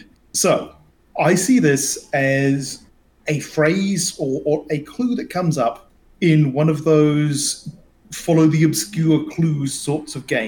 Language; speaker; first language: English; native; English